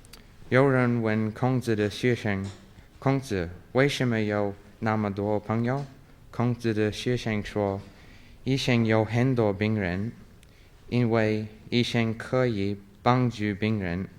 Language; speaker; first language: Chinese; non-native, fluent; English